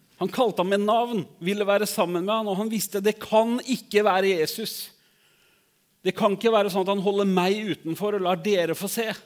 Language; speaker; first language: Norwegian; native; Norwegian